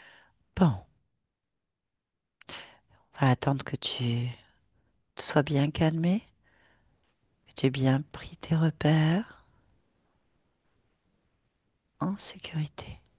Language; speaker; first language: French; native; French